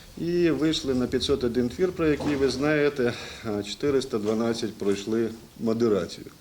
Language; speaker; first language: Ukrainian; native; Ukrainian